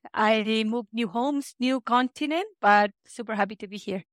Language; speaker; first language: English; non-native, fluent; Spanish